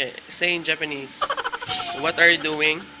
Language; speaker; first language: English; non-native, local second language; Filipino